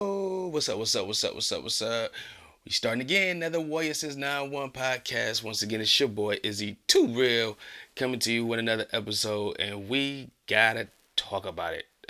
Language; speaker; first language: English; native; English